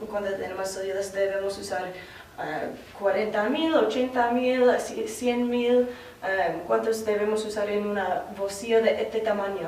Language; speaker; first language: Spanish; non-native, learner; English